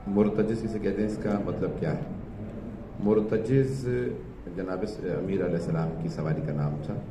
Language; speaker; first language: Urdu; native; Urdu